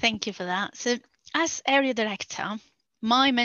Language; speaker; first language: English; non-native, fluent; Spanish